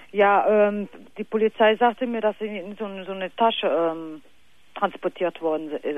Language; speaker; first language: German; non-native, fluent; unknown